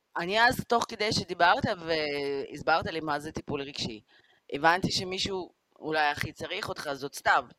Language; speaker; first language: Hebrew; native; Hebrew